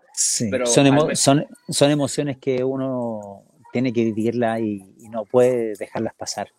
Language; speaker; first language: Spanish; native; Spanish